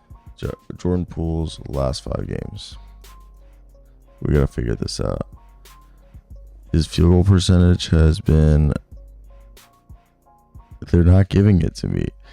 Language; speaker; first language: English; native; English